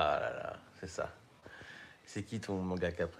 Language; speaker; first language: French; native; French